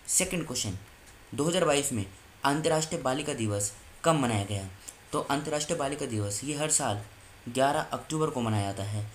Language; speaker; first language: Hindi; native; Hindi